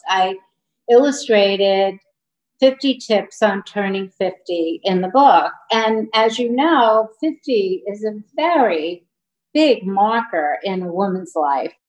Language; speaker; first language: English; native; English